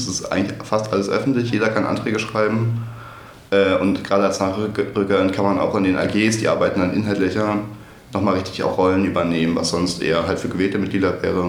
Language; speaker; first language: German; native; German